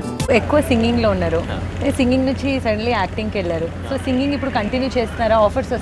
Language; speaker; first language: Telugu; native; Telugu